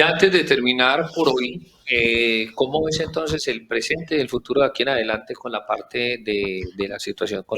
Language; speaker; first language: Spanish; native; Spanish